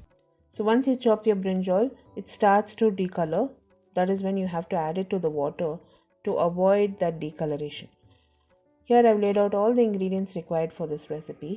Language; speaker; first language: English; non-native, local second language; Tamil